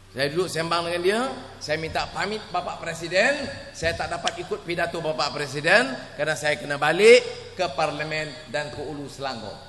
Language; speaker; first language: Malay; native; Malay